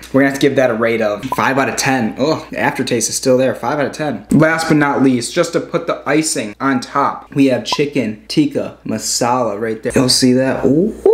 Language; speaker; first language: English; native; English